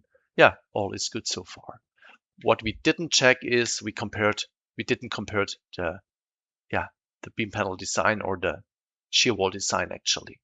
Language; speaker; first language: English; non-native, fluent; German